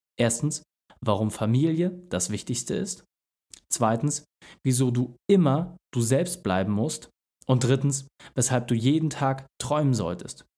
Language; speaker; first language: German; native; German